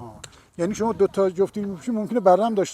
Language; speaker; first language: Persian; native; Persian